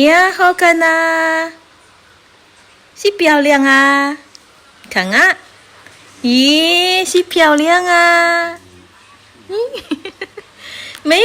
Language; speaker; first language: Chinese; non-native, learner; Filipino